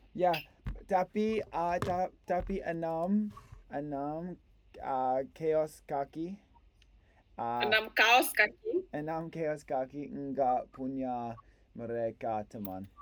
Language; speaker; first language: Indonesian; non-native, learner; English